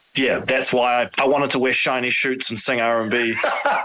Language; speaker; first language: English; native; English